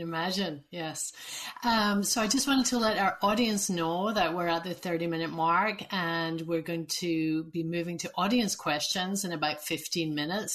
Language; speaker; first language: English; native; English